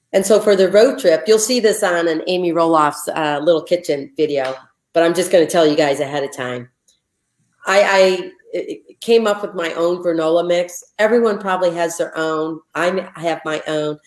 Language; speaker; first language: English; native; English